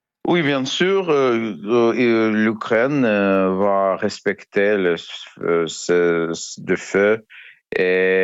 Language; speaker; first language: French; non-native, learner; Ukrainian